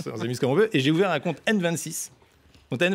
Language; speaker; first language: French; native; French